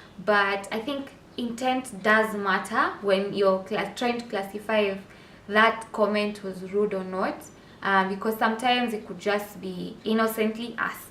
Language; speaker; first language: English; non-native, local second language; Swahili